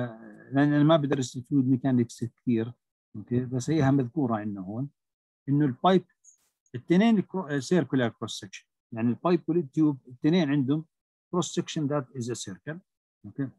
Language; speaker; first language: Arabic; native; Arabic